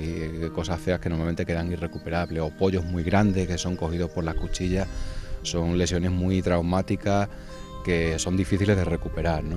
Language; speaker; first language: Spanish; native; Spanish